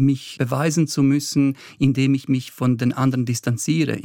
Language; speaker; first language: German; early bilingual, other home language; Bosnian